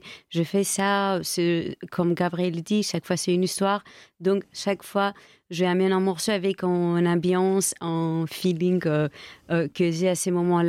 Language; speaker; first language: French; non-native, fluent; Greek